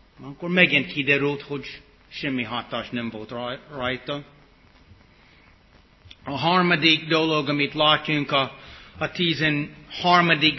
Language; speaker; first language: Hungarian; early bilingual, heritage; English